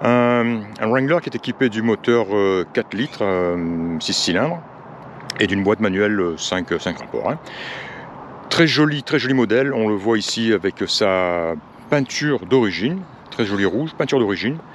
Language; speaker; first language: French; native; French